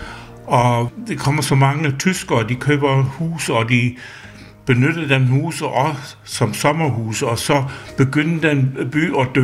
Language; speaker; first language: Danish; non-native, fluent; German